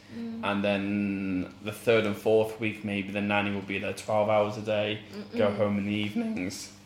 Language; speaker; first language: English; non-native, fluent; Arabic